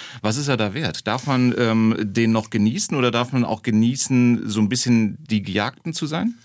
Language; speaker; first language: German; native; German